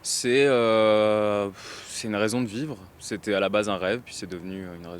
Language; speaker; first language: French; native; French